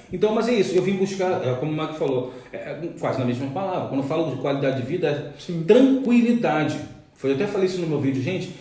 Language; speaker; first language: Portuguese; native; Portuguese